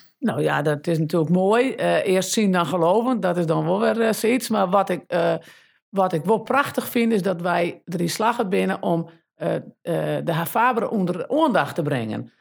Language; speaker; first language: Dutch; non-native, local second language; Western Frisian